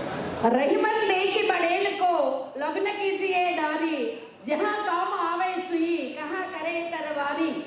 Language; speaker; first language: Hindi; non-native, local second language; Telugu